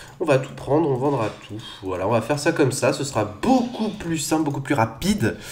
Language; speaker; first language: French; native; French